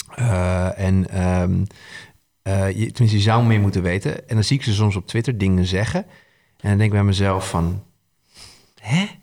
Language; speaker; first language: Dutch; early bilingual, other home language; Arabic